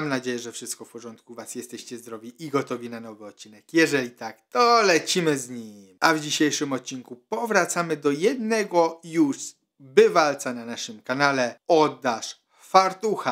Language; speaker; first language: Polish; non-native, fluent; Italian